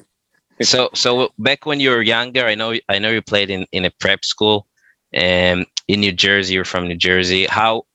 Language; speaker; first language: English; non-native, fluent; Hebrew